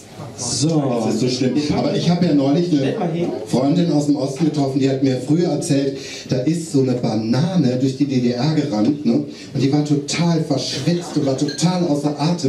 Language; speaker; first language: German; native; German